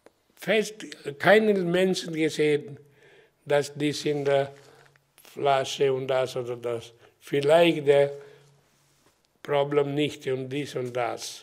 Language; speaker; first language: German; non-native, learner; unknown